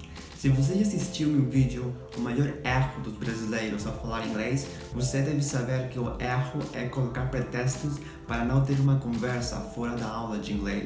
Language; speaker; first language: Portuguese; non-native, fluent; Spanish